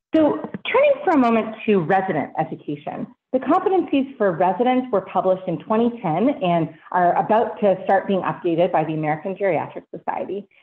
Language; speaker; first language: English; native; English